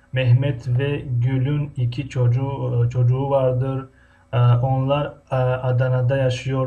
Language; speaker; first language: Turkish; non-native, fluent; Tajik